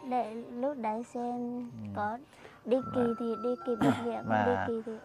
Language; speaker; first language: Vietnamese; non-native, local second language; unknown